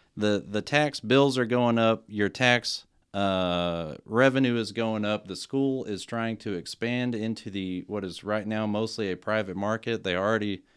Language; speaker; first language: English; native; English